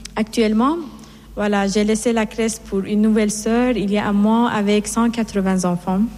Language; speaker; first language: French; non-native, fluent; Persian